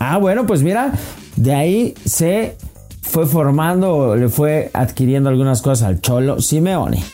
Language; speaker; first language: Spanish; native; Spanish